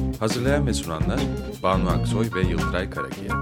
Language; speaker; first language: Turkish; native; Turkish